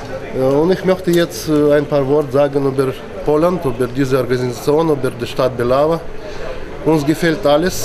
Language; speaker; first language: German; non-native, learner; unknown